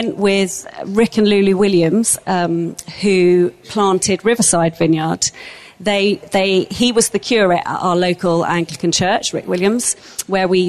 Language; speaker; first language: English; native; English